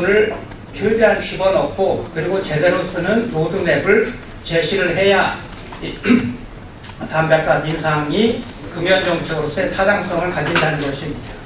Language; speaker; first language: Korean; native; Korean